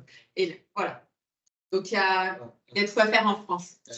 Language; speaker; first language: French; native; French